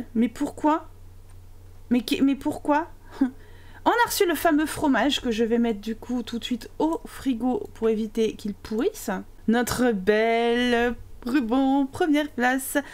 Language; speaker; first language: French; native; French